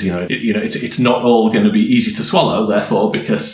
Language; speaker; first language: English; native; English